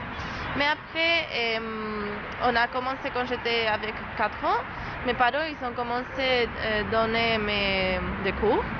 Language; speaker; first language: French; non-native, learner; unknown